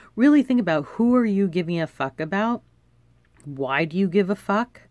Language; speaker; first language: English; native; English